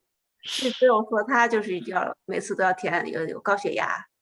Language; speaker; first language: Chinese; native; Chinese